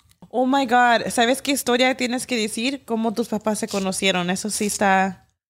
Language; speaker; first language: Spanish; early bilingual, heritage; Spanish